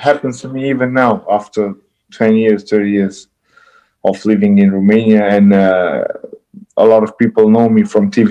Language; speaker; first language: English; non-native, fluent; Romanian